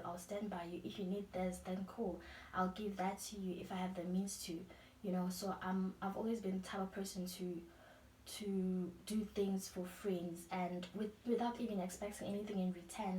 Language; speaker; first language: English; non-native, local second language; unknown